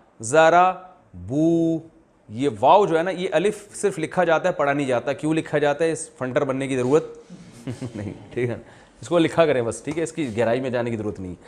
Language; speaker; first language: Urdu; native; Urdu